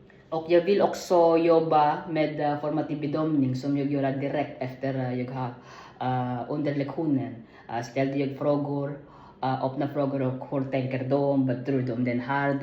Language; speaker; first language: Swedish; non-native, learner; Filipino